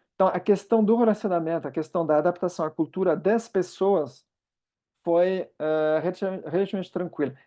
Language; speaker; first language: Portuguese; non-native, fluent; French